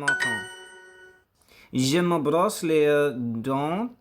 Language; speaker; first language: French; non-native, learner; English